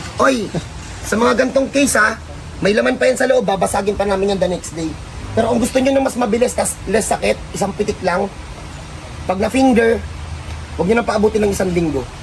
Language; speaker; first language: Filipino; native; Filipino